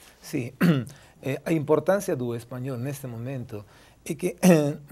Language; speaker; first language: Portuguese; non-native, fluent; Spanish